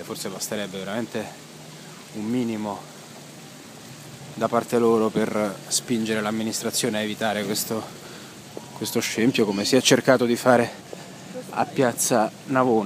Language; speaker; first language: Italian; native; Italian